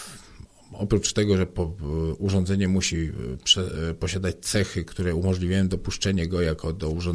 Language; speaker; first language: Polish; native; Polish